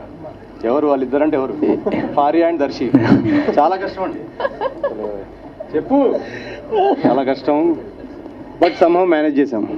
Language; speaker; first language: Telugu; native; Telugu